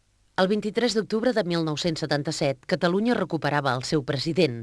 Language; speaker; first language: Catalan; native; Catalan